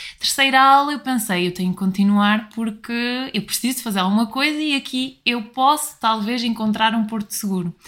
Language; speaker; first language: Portuguese; native; Portuguese